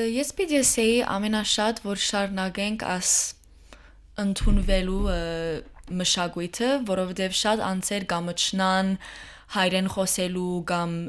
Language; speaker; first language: Armenian; early bilingual, heritage; Armenian